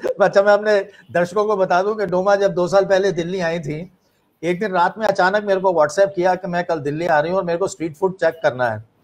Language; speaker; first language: Hindi; native; Hindi